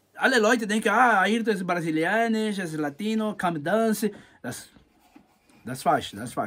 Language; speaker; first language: German; non-native, learner; Portuguese